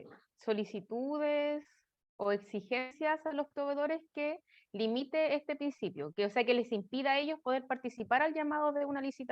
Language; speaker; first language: Spanish; native; Spanish